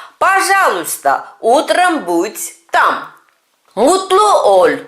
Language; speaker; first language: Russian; non-native, fluent; Turkish